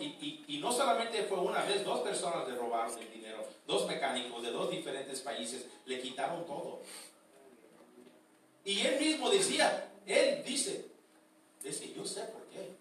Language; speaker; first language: Spanish; early bilingual, heritage; Spanish